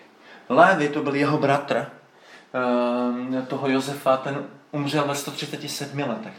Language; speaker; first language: Czech; native; Czech